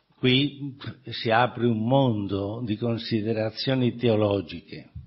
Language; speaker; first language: Italian; non-native, fluent; Spanish